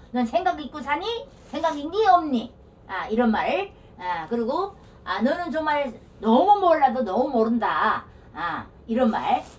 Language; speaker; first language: Korean; native; Korean